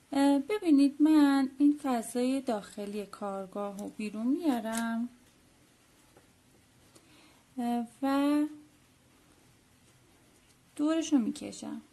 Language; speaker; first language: Persian; native; Persian